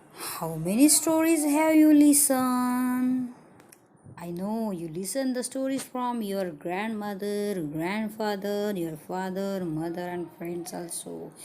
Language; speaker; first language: English; non-native, local second language; Marathi